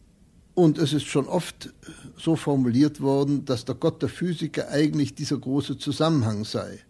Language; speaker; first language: German; native; German